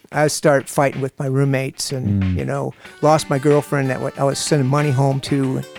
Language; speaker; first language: English; native; English